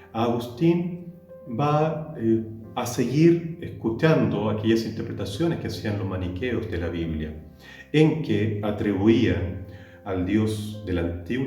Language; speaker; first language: Spanish; native; Spanish